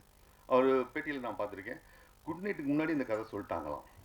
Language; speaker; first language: Tamil; native; Tamil